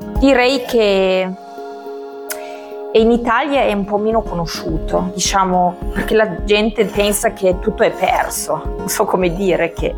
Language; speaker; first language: Italian; non-native, fluent; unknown